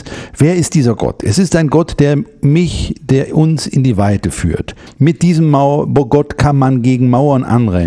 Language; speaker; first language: German; native; German